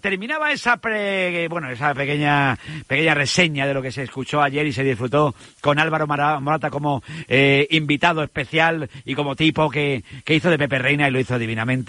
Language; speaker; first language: Spanish; native; Spanish